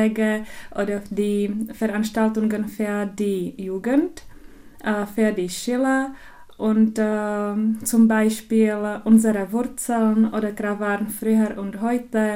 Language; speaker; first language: German; non-native, local second language; Czech